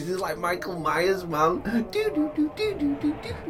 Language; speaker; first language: English; native; English